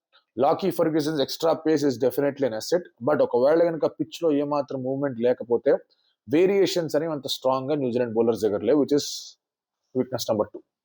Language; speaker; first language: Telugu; native; Telugu